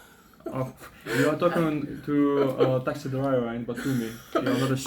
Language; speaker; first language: English; non-native, fluent; Russian